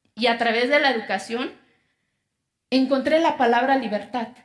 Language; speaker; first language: Spanish; non-native, local second language; Zapotec